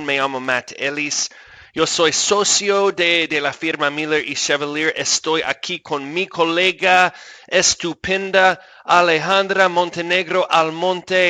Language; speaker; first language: Spanish; non-native, fluent; English